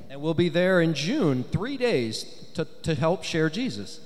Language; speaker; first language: English; native; English